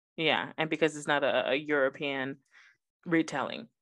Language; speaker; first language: English; early bilingual, other home language; Spanish